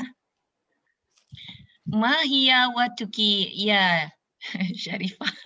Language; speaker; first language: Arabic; non-native, learner; Malay